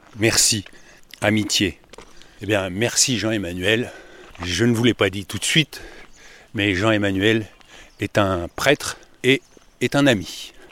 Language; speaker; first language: French; native; French